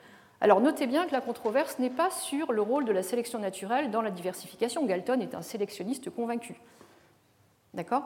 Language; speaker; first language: French; native; French